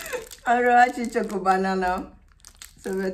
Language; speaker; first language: Romanian; non-native, learner; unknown